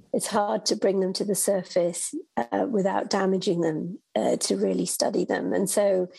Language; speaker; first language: English; native; English